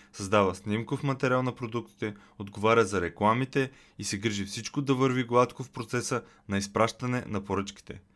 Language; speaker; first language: Bulgarian; native; Bulgarian